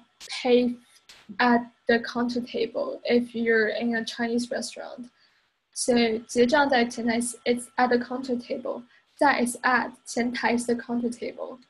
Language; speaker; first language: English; non-native, fluent; Chinese